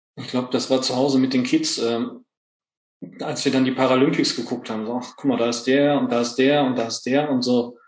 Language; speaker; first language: German; native; German